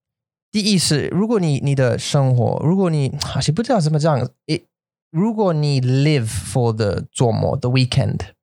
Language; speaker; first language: Chinese; non-native, learner; English